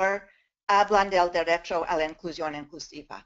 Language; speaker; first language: Spanish; non-native, fluent; English